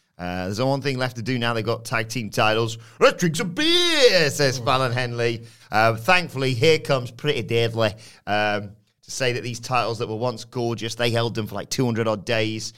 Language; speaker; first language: English; native; English